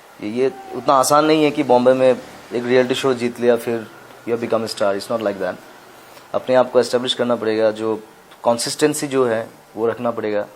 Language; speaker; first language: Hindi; non-native, local second language; Assamese